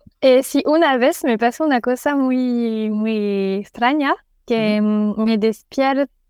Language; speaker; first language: Spanish; non-native, learner; French